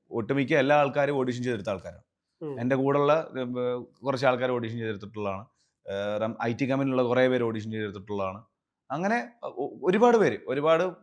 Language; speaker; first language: Malayalam; native; Malayalam